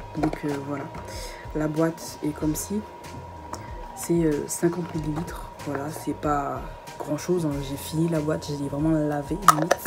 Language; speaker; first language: French; early bilingual, other home language; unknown